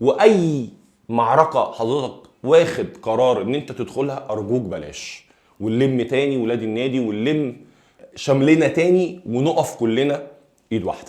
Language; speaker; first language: Arabic; native; Arabic